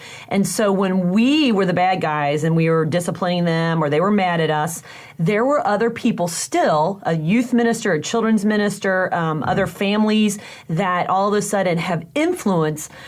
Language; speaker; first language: English; native; English